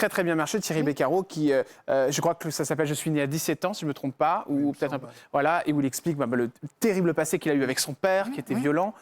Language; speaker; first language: French; native; French